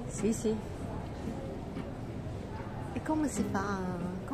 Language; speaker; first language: Italian; non-native, learner; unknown